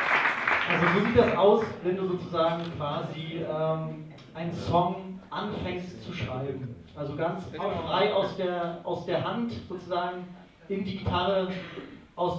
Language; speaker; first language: German; native; German